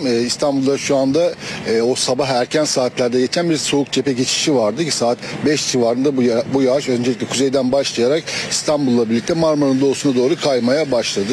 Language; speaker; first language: Turkish; native; Turkish